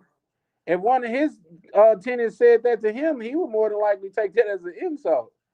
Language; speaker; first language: English; native; English